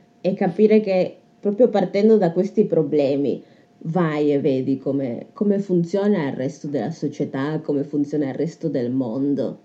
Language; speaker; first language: Italian; native; Italian